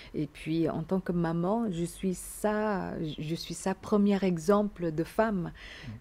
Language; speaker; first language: French; non-native, fluent; Indonesian